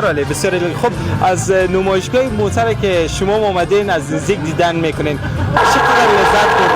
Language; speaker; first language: Persian; native; Persian